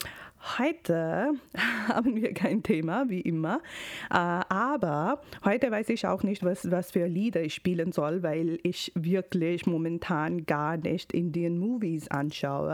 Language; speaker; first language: German; non-native, fluent; Urdu